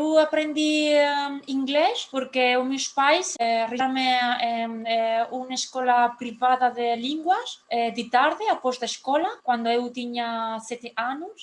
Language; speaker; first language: Portuguese; non-native, fluent; Spanish